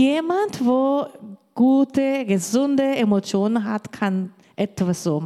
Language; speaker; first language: German; non-native, learner; Portuguese